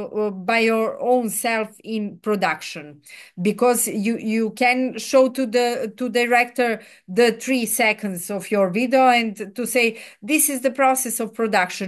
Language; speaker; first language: English; non-native, fluent; Serbian